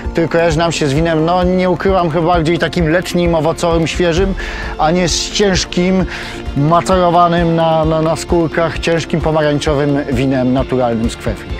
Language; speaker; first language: Polish; native; Polish